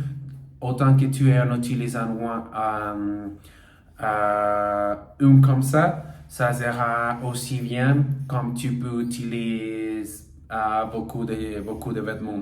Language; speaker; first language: French; non-native, learner; Portuguese